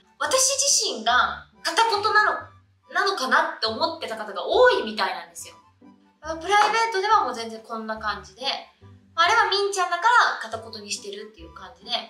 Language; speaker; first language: Japanese; early bilingual, other home language; Vietnamese